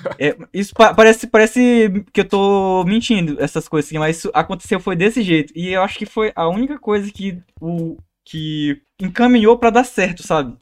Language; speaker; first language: Portuguese; native; Portuguese